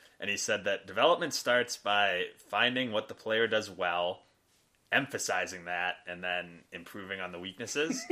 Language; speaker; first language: English; native; English